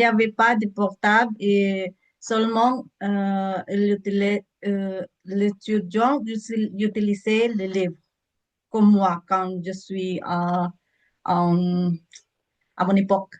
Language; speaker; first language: French; non-native, learner; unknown